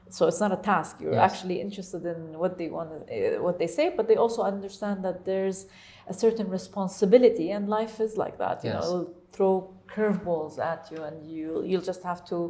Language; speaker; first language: English; non-native, fluent; Arabic